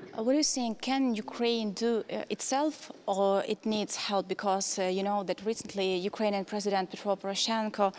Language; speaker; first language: English; non-native, fluent; Ukrainian